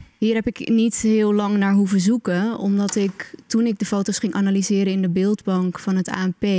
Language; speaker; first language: Dutch; early bilingual, other home language; Turkish